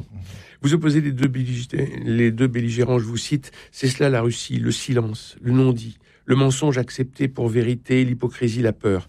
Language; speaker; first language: French; native; French